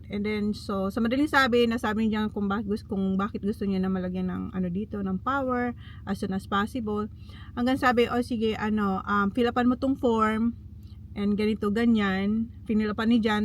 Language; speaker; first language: Filipino; native; Filipino